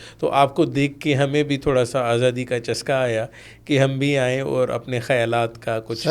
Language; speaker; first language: Urdu; non-native, local second language; Sindhi